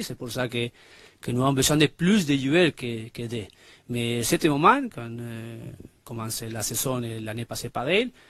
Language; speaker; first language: French; non-native, learner; Spanish